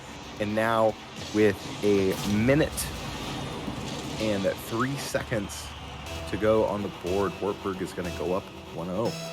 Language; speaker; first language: English; native; English